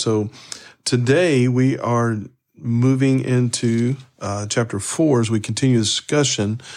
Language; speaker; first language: English; native; English